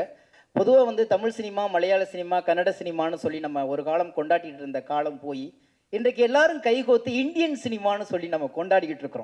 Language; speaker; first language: Tamil; native; Tamil